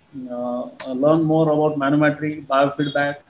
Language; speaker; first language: English; non-native, local second language; Marathi